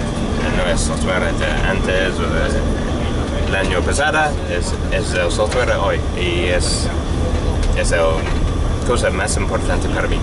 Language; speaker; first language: Spanish; non-native, learner; English